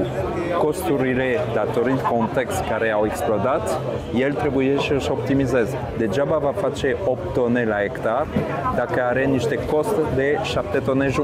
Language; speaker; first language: Romanian; non-native, fluent; French